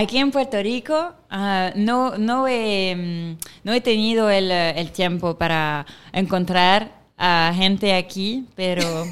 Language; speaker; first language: Spanish; non-native, fluent; French